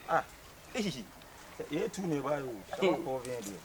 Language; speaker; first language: French; non-native, learner; Ga